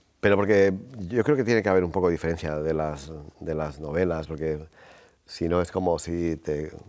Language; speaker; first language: Spanish; native; Spanish